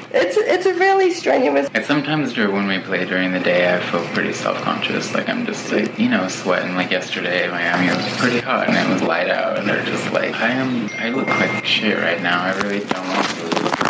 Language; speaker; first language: English; native; English